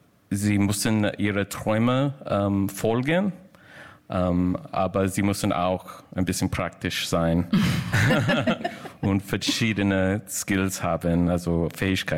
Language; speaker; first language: German; non-native, learner; English